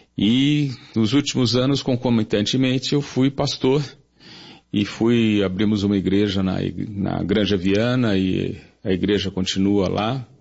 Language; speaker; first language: Portuguese; native; Portuguese